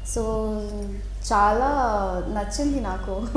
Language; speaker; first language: Telugu; non-native, learner; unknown